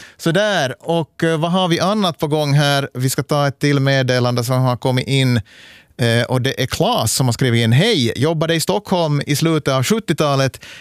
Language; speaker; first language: Swedish; native; Swedish